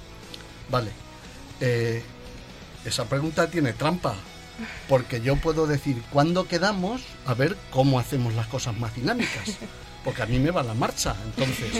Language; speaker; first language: Spanish; native; Spanish